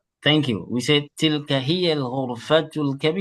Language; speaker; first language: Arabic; non-native, fluent; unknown